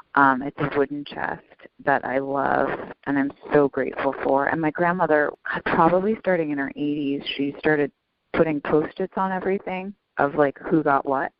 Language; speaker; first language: English; native; English